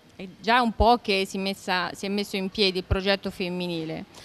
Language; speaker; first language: Italian; native; Italian